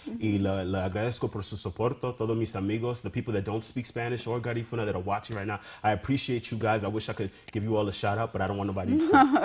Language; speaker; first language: English; early bilingual, other home language; Spanish